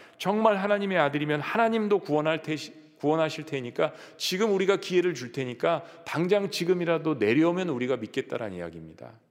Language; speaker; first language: Korean; native; Korean